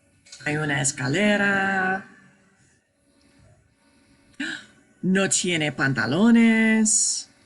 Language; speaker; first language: Spanish; non-native, fluent; English